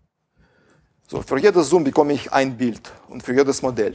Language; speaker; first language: German; non-native, fluent; Russian